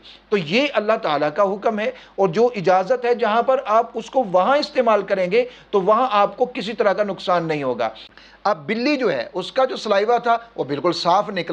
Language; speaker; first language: Urdu; native; Urdu